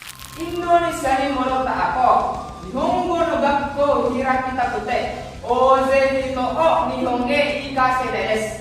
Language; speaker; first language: Japanese; non-native, learner; Indonesian